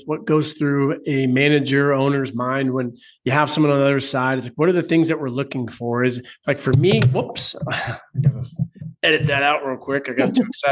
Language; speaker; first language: English; native; English